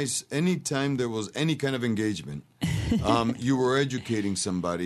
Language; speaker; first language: English; native; English